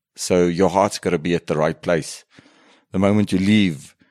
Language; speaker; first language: English; non-native, fluent; French